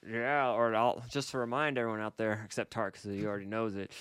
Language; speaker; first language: English; native; English